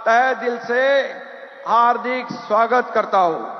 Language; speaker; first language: Hindi; non-native, local second language; Marathi